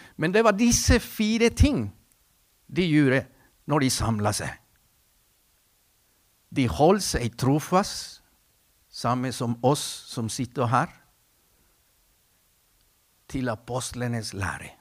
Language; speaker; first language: Norwegian; non-native, fluent; Spanish